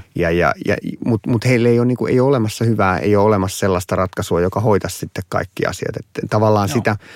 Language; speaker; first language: Finnish; native; Finnish